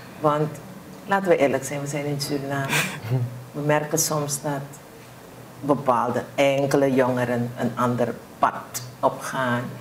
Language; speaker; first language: Dutch; native; Dutch